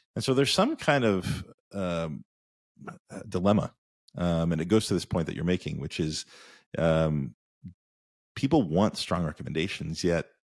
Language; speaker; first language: English; native; English